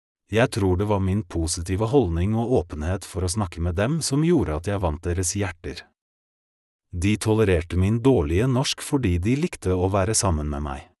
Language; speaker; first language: Norwegian; non-native, fluent; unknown